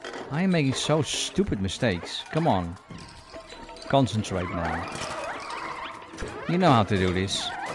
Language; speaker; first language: English; non-native, fluent; Dutch